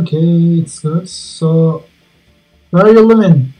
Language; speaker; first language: English; non-native, fluent; Turkish